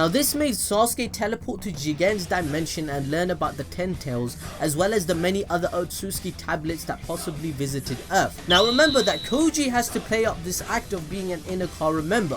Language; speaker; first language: English; native; English